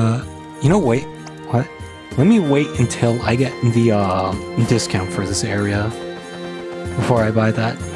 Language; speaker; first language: English; native; English